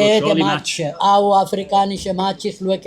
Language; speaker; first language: German; non-native, learner; Italian